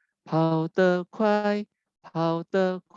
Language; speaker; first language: Chinese; non-native, fluent; Indonesian